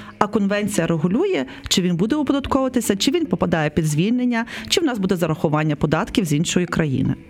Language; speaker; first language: Ukrainian; native; Ukrainian